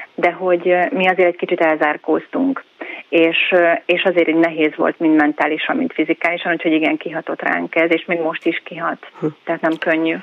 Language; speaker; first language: Hungarian; native; Hungarian